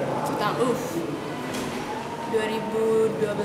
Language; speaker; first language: Indonesian; early bilingual, heritage; English